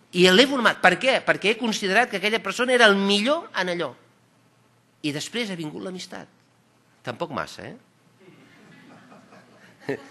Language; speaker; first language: Catalan; native; Catalan